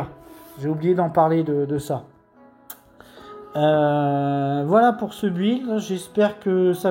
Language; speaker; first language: French; native; French